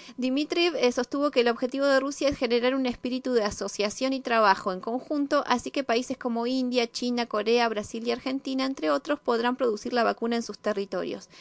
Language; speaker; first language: Spanish; native; Spanish